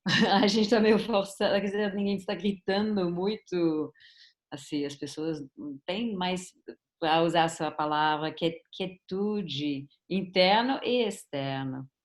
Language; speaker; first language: Portuguese; non-native, fluent; German